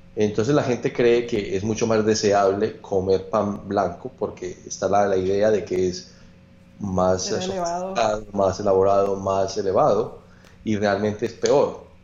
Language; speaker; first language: Spanish; native; Spanish